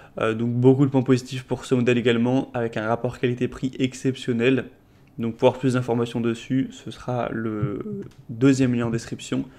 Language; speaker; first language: French; native; French